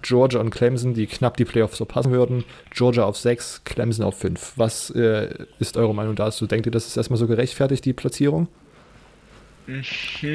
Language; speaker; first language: German; native; German